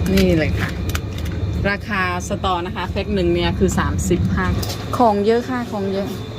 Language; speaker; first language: Thai; native; Thai